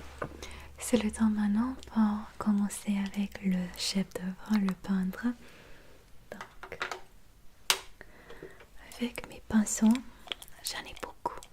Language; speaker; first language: French; non-native, learner; English